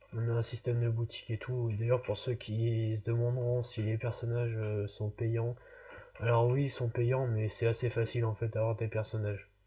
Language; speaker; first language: French; native; French